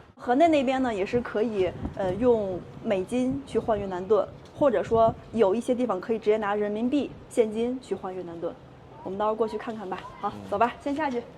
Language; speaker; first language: Chinese; native; Chinese